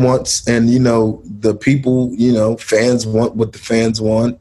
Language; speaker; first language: English; native; English